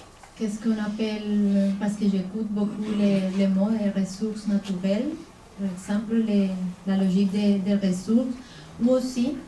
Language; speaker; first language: French; non-native, fluent; Spanish